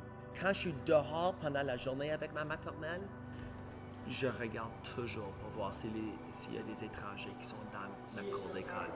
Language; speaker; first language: French; native; French